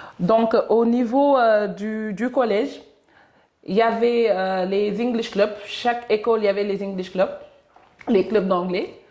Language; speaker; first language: French; non-native, local second language; Wolof